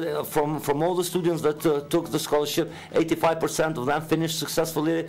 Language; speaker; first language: English; non-native, fluent; Albanian